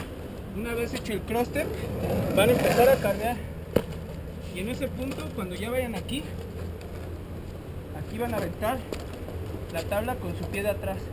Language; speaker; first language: Spanish; native; Spanish